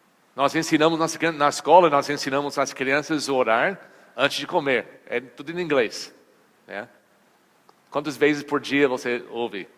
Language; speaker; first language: Portuguese; non-native, fluent; English